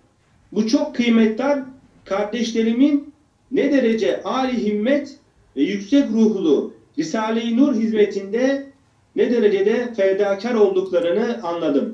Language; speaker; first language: Turkish; native; Turkish